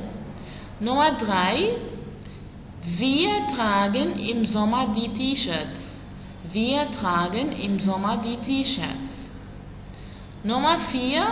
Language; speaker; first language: German; non-native, fluent; Arabic